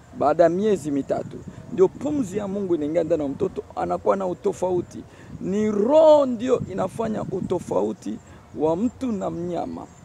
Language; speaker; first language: Swahili; native; Swahili